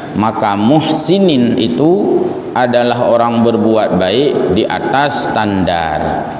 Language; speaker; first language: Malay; non-native, local second language; Achinese